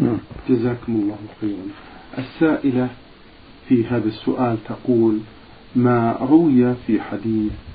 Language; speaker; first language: Arabic; native; Arabic